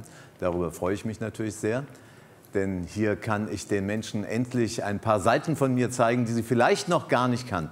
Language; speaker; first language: German; native; German